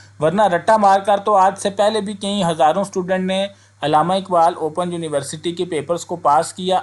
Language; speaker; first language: Urdu; non-native, local second language; Punjabi